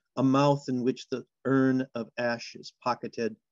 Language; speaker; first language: English; native; English